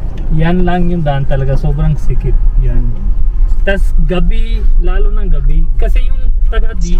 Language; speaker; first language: Filipino; non-native, learner; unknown